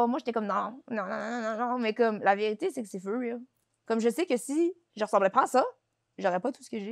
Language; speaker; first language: French; native; French